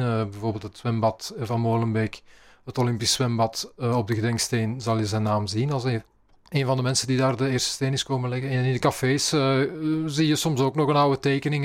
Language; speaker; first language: Dutch; native; Dutch